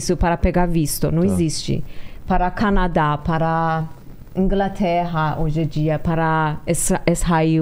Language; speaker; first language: Portuguese; non-native, learner; Persian